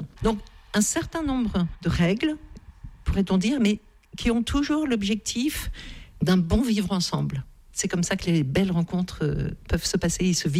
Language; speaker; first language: French; native; French